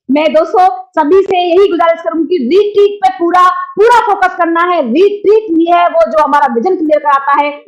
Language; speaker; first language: Hindi; native; Hindi